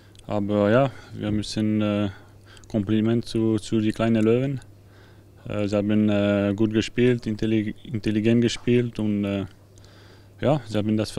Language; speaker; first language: German; non-native, learner; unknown